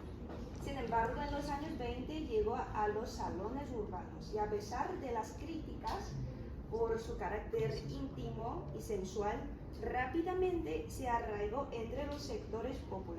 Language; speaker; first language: Spanish; non-native, fluent; Chinese